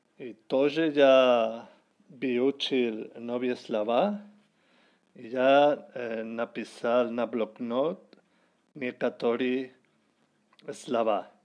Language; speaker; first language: Russian; non-native, learner; Spanish